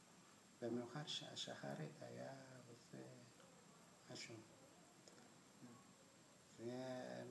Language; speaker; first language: Hebrew; non-native, fluent; Amharic